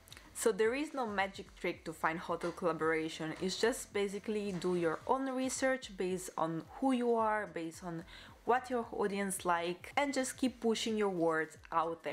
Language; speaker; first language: English; non-native, fluent; Italian